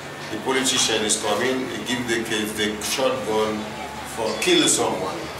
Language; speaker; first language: English; non-native, learner; Haitian Creole